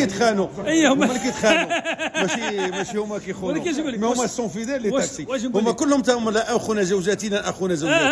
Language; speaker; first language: Arabic; native; Arabic